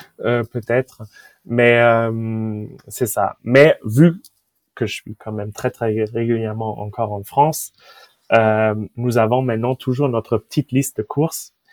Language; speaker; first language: French; non-native, fluent; German